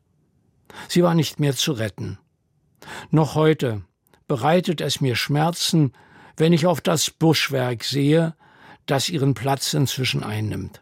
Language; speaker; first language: German; native; German